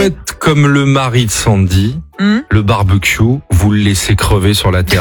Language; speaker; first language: French; native; French